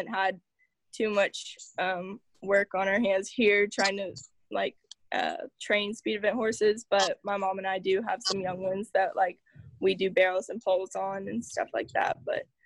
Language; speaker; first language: English; native; English